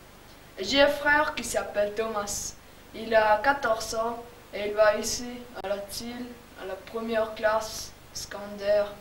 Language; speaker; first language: French; non-native, learner; German